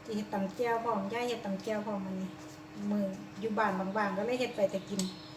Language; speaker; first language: Thai; native; Thai